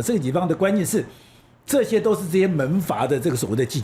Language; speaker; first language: Chinese; native; Chinese